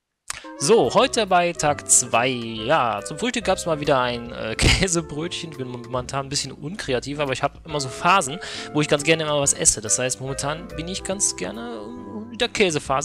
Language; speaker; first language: German; native; German